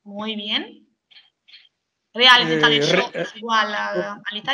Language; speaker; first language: Italian; native; Italian